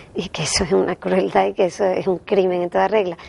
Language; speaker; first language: Spanish; native; Spanish